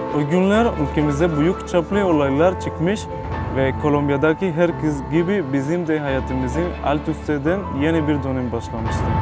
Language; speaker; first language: Turkish; non-native, fluent; Spanish